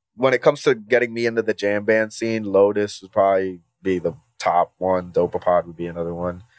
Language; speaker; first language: English; non-native, fluent; Spanish